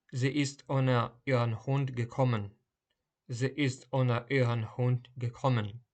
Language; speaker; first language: German; non-native, fluent; Ukrainian